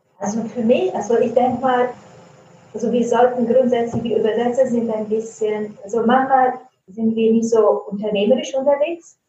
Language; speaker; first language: German; non-native, fluent; Italian